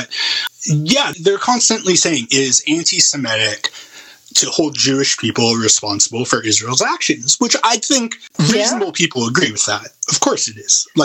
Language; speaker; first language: English; native; English